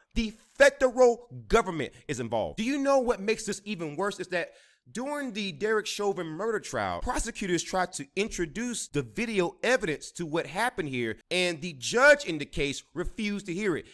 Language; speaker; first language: English; native; English